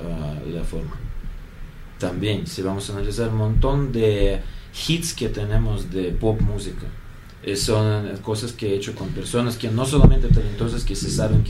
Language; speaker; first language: Spanish; non-native, learner; Russian